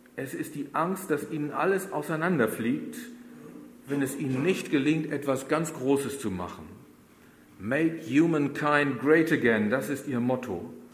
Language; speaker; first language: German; native; German